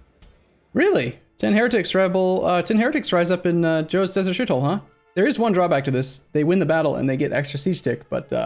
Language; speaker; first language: English; native; English